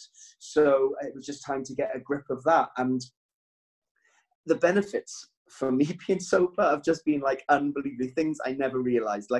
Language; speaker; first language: English; native; English